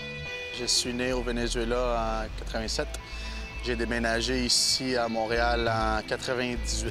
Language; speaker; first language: French; early bilingual, other home language; Spanish